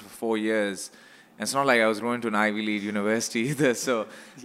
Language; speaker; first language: English; non-native, local second language; Urdu